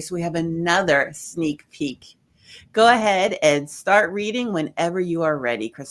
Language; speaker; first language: English; native; English